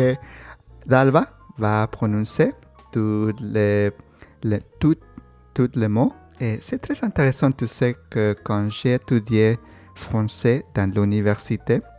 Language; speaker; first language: French; non-native, learner; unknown